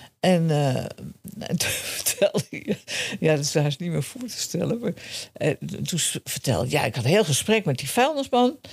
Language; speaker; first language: Dutch; native; Dutch